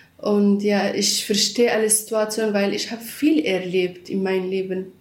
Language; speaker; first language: German; non-native, learner; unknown